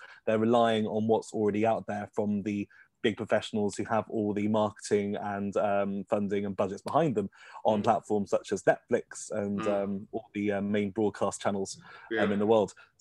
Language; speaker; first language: English; native; English